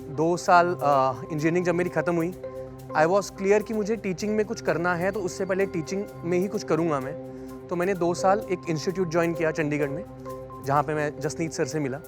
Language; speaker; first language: Hindi; native; Hindi